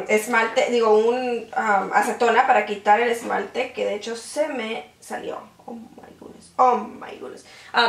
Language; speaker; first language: Spanish; early bilingual, heritage; Spanish